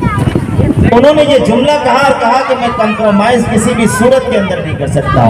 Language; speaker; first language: Urdu; native; Urdu